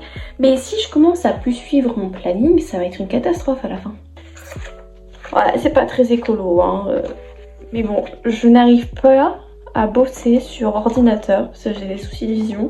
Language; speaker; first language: French; native; French